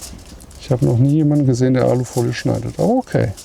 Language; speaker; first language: German; native; German